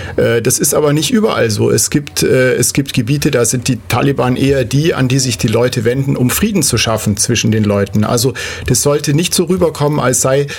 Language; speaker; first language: German; native; German